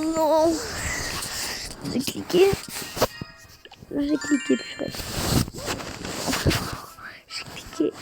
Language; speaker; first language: French; native; French